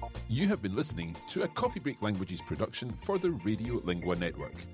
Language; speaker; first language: English; native; English